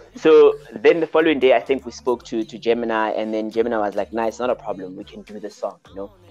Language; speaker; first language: English; early bilingual, other home language; Xhosa